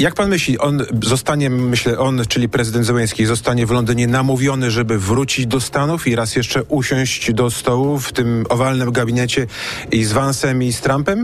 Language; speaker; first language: Polish; native; Polish